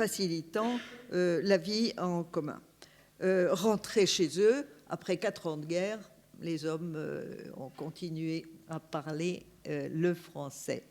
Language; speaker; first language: French; native; French